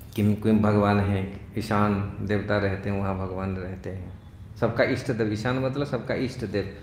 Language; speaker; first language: Hindi; non-native, local second language; Odia